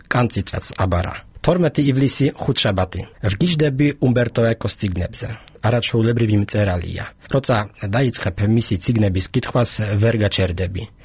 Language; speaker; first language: Georgian; non-native, fluent; Polish